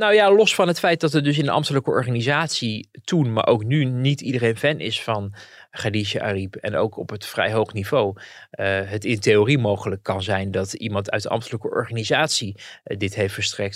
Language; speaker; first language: Dutch; native; Dutch